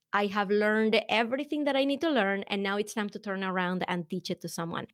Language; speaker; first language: English; non-native, fluent; Spanish